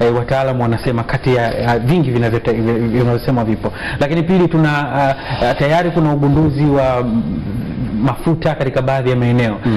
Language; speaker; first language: Swahili; native; Swahili